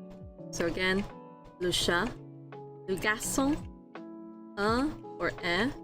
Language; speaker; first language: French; non-native, learner; English